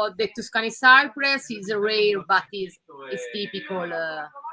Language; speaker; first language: English; non-native, learner; Italian